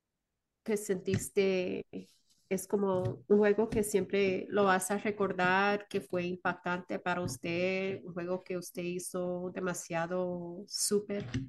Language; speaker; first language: Spanish; early bilingual, heritage; Spanish